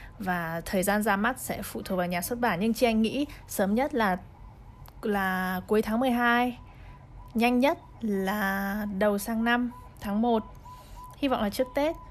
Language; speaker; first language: Vietnamese; early bilingual, heritage; Vietnamese